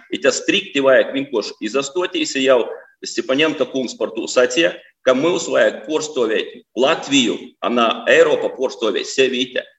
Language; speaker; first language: Latvian; native; Latvian